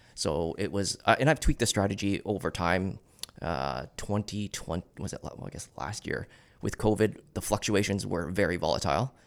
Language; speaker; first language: English; native; English